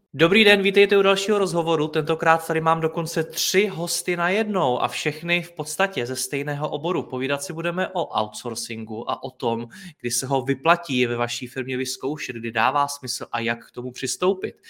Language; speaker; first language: Czech; native; Czech